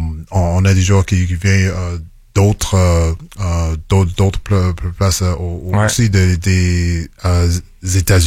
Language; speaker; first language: French; non-native, local second language; English